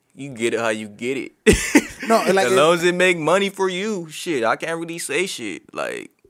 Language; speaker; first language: English; native; English